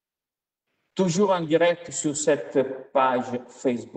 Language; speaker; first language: French; non-native, fluent; Italian